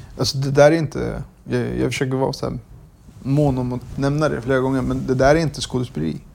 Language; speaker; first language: Swedish; early bilingual, other home language; Kurdish